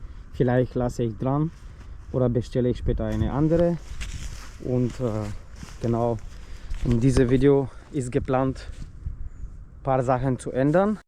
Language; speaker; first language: German; non-native, learner; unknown